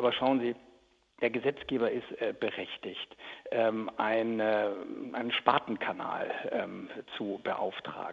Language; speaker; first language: German; native; German